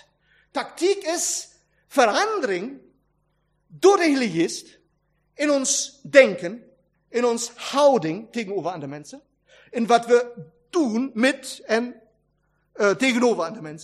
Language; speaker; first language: Dutch; non-native, learner; German